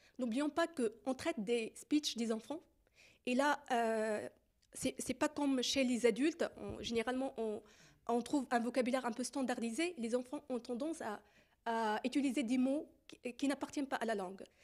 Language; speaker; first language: French; non-native, fluent; Arabic